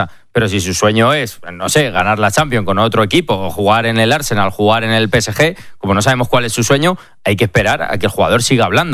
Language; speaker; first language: Spanish; native; Spanish